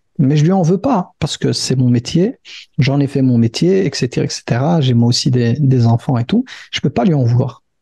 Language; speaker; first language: French; early bilingual, other home language; Arabic